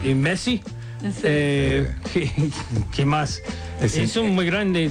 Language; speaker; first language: Spanish; non-native, learner; English